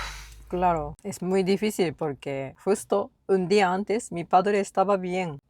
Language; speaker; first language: Spanish; non-native, learner; Japanese